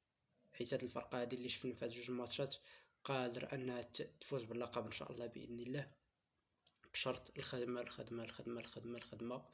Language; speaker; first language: Arabic; native; Arabic